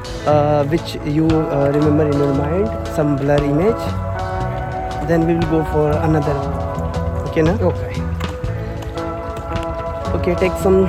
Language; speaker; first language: English; non-native, local second language; Hindi